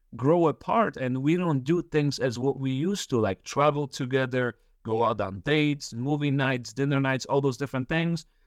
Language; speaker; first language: English; early bilingual, other home language; Polish